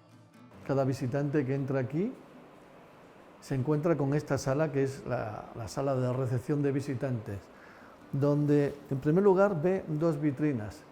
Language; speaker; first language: Spanish; native; Spanish